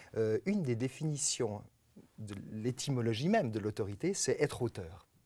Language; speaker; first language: French; native; French